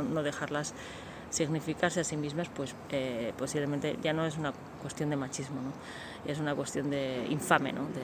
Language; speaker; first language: Spanish; native; Spanish